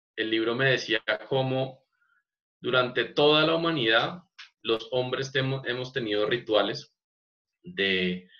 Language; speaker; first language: Spanish; native; Spanish